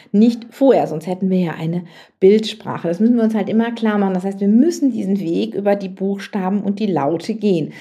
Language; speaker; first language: German; native; German